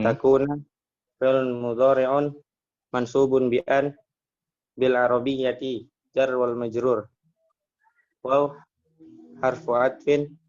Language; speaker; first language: Arabic; non-native, learner; Indonesian